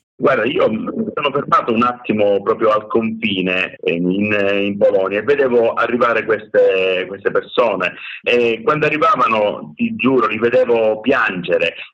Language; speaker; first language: Italian; native; Italian